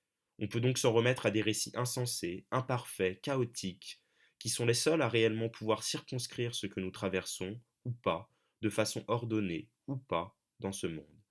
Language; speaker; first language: French; native; French